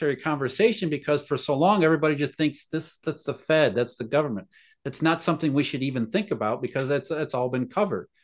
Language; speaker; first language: English; native; English